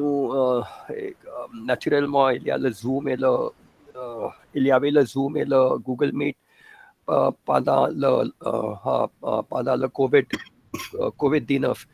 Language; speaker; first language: French; non-native, fluent; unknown